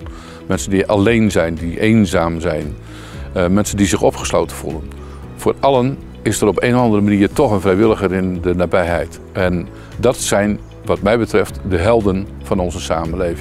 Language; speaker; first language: Dutch; native; Dutch